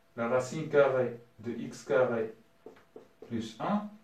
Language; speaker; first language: French; non-native, local second language; Arabic